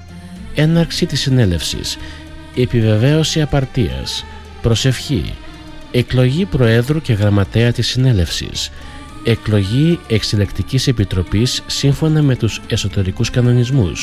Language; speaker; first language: Greek; native; Greek